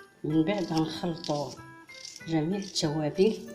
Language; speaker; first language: Arabic; native; Arabic